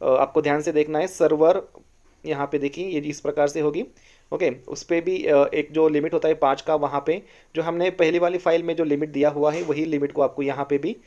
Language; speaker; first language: Hindi; non-native, local second language; Marathi